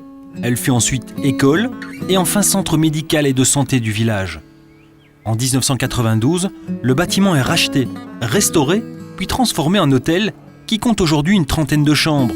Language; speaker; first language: French; native; French